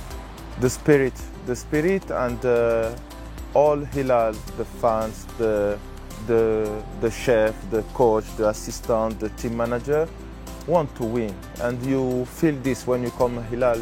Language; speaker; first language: English; non-native, learner; French